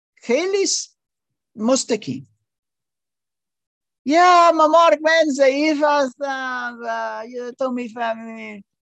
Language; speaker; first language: Persian; non-native, learner; English